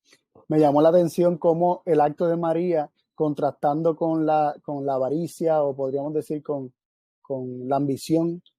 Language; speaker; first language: Spanish; native; Spanish